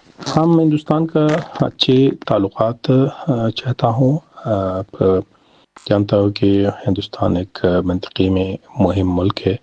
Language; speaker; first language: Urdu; non-native, learner; Pashto